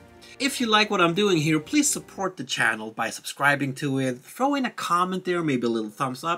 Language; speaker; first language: English; non-native, fluent; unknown